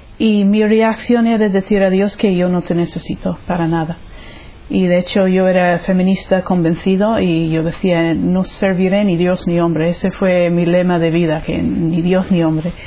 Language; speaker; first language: Spanish; non-native, fluent; English